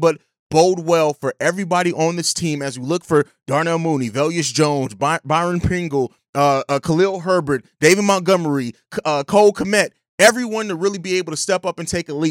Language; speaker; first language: English; native; English